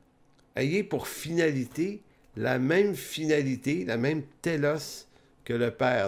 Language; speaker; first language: French; native; French